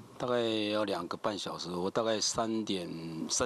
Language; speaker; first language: Chinese; native; Chinese